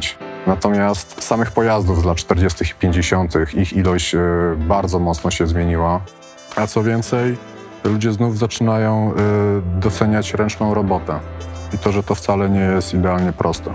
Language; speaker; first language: Polish; native; Polish